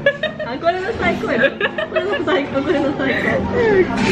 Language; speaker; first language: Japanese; non-native, fluent; Korean